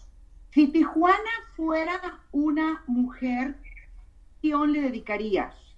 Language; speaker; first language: Spanish; native; Spanish